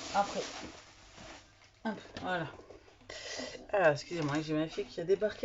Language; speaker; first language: French; native; French